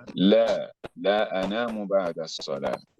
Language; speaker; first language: Arabic; non-native, fluent; English